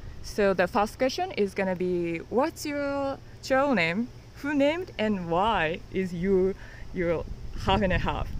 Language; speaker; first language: English; non-native, learner; Japanese